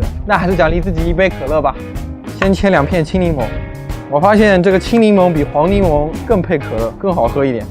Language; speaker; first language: Chinese; native; Chinese